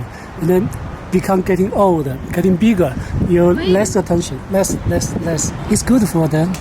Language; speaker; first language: English; non-native, learner; Chinese